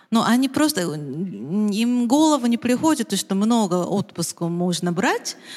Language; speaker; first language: Russian; non-native, fluent; Japanese